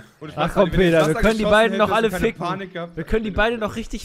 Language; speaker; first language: German; native; German